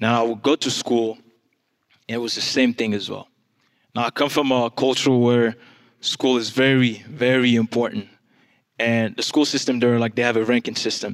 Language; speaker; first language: English; non-native, fluent; French